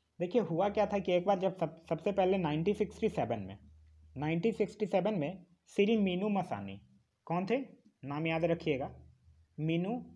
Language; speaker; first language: Hindi; native; Hindi